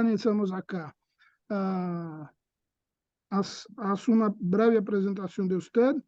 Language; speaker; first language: Spanish; non-native, fluent; Portuguese